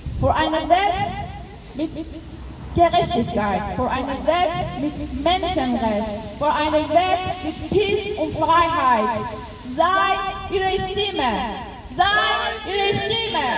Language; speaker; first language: German; non-native, local second language; Persian